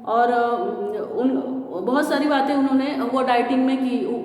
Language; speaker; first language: Hindi; non-native, local second language; Marathi